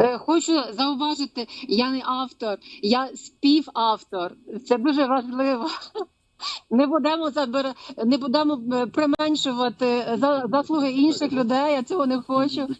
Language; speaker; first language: Ukrainian; non-native, fluent; Polish